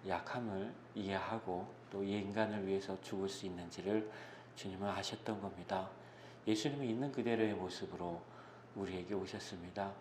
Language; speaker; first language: Korean; native; Korean